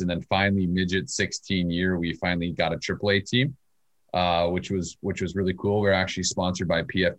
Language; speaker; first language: English; native; English